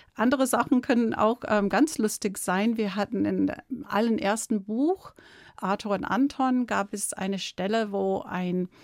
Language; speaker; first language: German; non-native, fluent; English